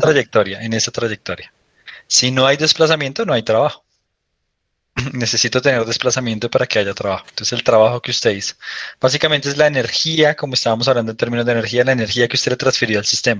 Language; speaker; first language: Spanish; native; Spanish